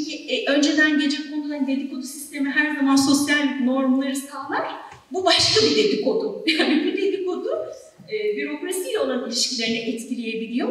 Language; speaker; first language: Turkish; native; Turkish